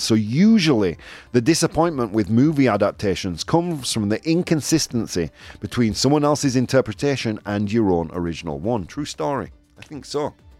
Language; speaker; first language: English; native; English